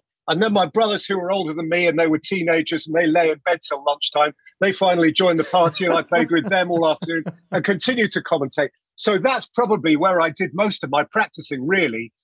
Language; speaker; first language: English; native; English